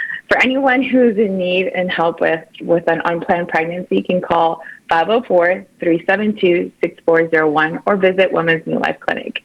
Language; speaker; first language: English; early bilingual, other home language; Spanish